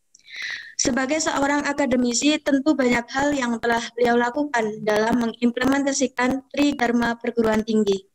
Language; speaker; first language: Indonesian; native; Indonesian